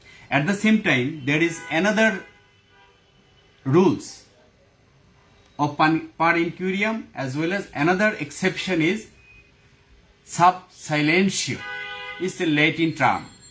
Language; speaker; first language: English; non-native, local second language; Bangla